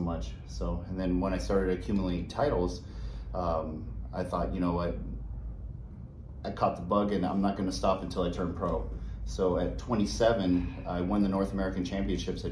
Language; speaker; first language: English; native; English